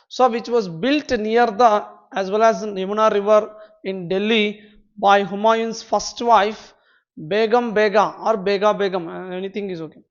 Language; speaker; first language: English; non-native, local second language; Telugu